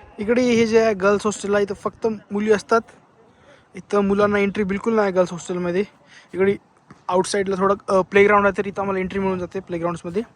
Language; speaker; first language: Marathi; non-native, local second language; Lambadi